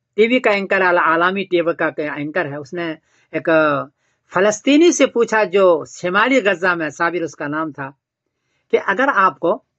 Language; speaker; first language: Urdu; native; Urdu